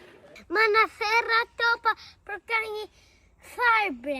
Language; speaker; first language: Albanian; early bilingual, heritage; Albanian